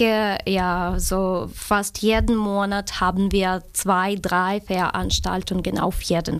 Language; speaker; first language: German; non-native, learner; Ukrainian